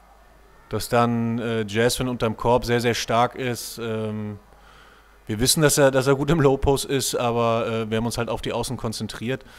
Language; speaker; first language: German; native; German